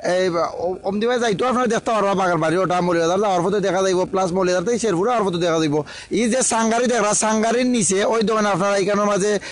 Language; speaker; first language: Bangla; native; Bangla